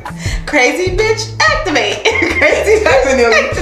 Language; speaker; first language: English; native; English